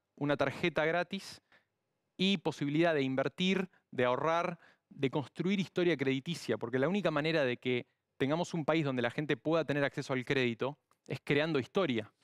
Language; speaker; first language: Spanish; native; Spanish